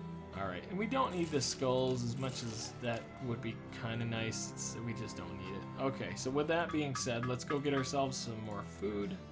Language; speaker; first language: English; native; English